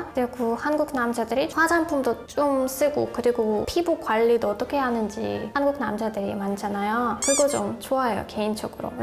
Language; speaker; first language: Korean; non-native, fluent; Russian